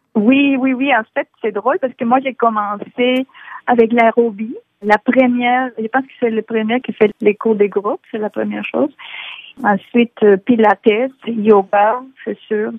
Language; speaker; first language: French; non-native, fluent; Spanish